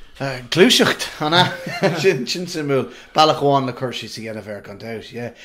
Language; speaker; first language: Irish; non-native, local second language; English